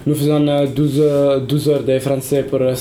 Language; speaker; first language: French; non-native, learner; Italian